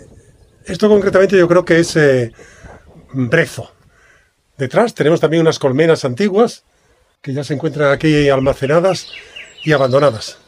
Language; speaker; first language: Spanish; native; Spanish